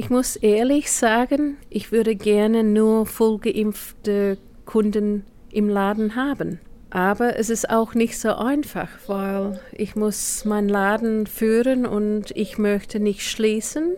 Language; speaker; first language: German; non-native, fluent; English